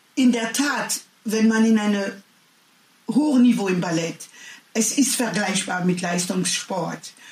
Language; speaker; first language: German; non-native, learner; French